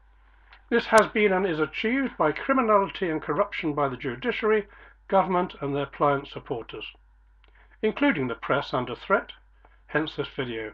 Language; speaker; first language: English; native; English